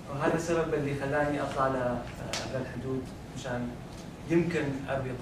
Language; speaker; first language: Arabic; native; Arabic